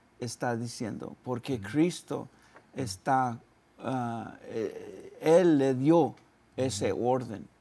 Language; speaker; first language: Spanish; early bilingual, heritage; Spanish